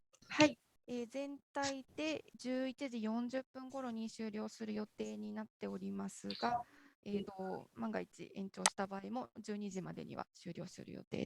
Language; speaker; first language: Japanese; native; Japanese